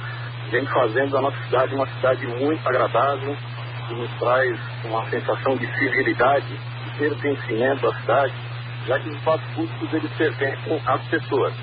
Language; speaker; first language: Portuguese; native; Portuguese